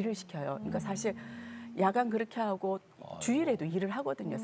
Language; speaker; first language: Korean; native; Korean